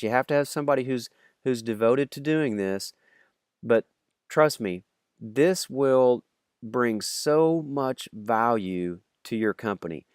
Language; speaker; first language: English; native; English